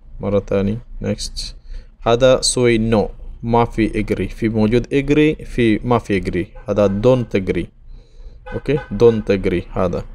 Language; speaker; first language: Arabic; non-native, learner; Bangla